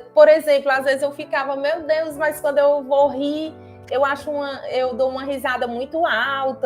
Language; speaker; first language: Portuguese; native; Portuguese